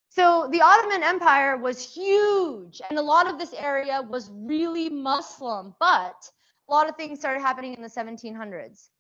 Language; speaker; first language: English; early bilingual, other home language; Persian